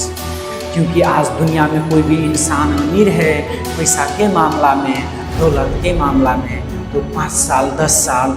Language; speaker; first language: Hindi; non-native, local second language; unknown